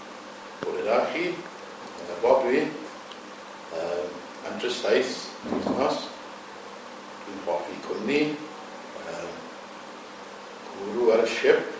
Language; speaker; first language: Welsh; non-native, learner; English